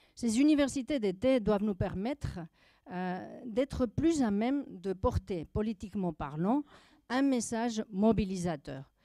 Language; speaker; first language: French; non-native, fluent; Spanish